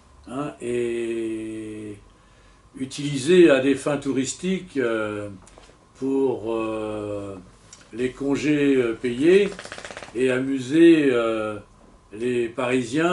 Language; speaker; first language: French; native; French